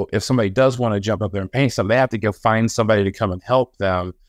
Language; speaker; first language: English; native; English